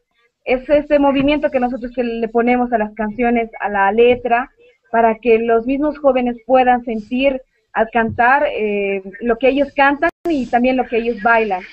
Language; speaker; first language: Spanish; native; Spanish